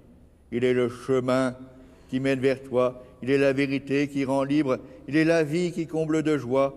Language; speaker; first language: French; native; French